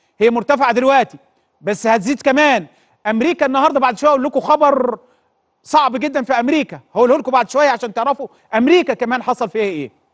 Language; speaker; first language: Arabic; native; Arabic